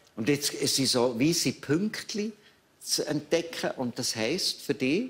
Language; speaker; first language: German; native; German